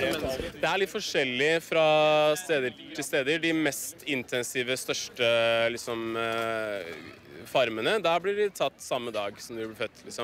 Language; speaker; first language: Norwegian; native; Norwegian